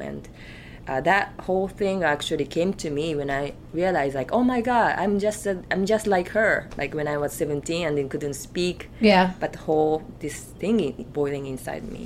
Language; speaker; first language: English; non-native, fluent; Japanese